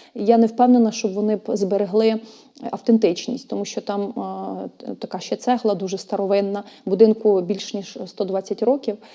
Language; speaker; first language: Ukrainian; native; Ukrainian